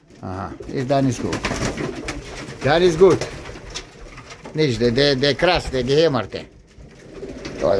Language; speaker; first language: German; non-native, learner; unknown